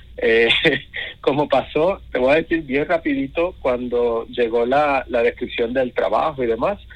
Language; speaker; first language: Spanish; native; Spanish